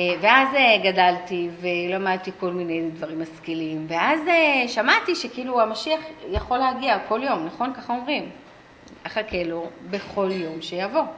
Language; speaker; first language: Hebrew; early bilingual, other home language; English